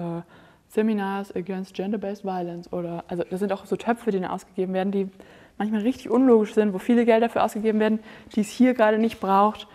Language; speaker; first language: German; native; German